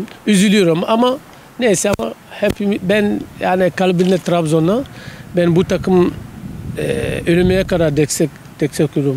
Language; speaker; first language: Turkish; non-native, learner; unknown